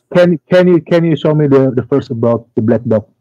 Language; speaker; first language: English; non-native, learner; Indonesian